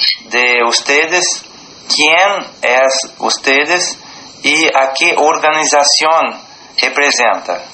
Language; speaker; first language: Spanish; non-native, learner; Portuguese